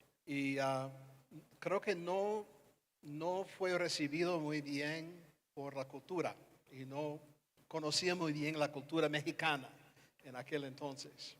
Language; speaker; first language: Spanish; non-native, fluent; English